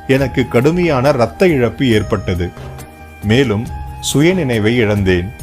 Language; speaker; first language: Tamil; native; Tamil